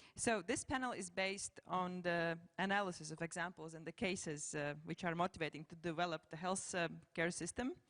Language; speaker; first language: English; non-native, fluent; Latvian